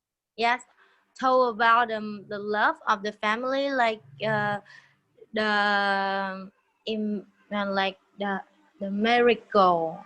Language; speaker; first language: English; non-native, learner; Vietnamese